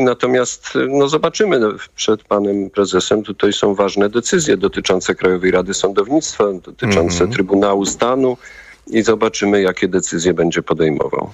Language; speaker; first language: Polish; native; Polish